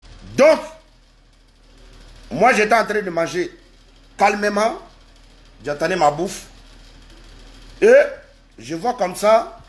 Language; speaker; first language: French; non-native, local second language; Lingala